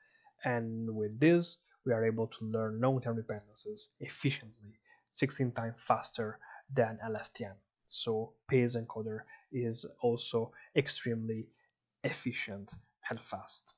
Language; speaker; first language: English; non-native, fluent; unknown